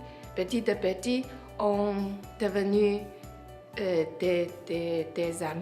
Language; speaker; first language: French; non-native, learner; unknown